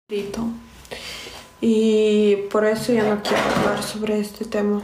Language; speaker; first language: Spanish; non-native, fluent; Russian